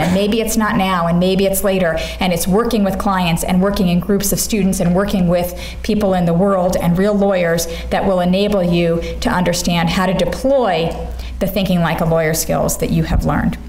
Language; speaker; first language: English; native; English